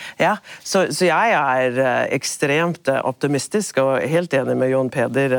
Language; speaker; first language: Norwegian; non-native, fluent; English